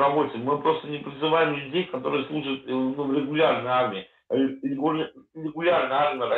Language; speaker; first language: Russian; native; Russian